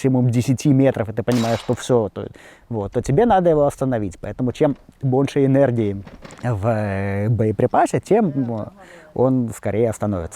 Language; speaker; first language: Russian; native; Russian